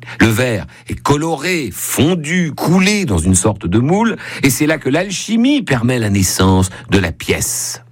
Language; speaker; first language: French; native; French